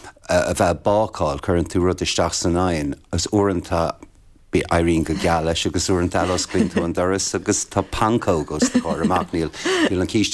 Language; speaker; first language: Irish; native; Irish